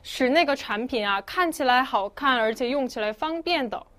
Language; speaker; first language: Chinese; non-native, fluent; Korean